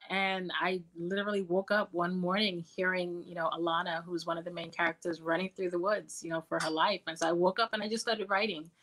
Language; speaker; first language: English; native; English